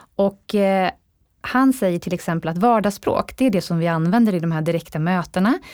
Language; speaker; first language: Swedish; native; Swedish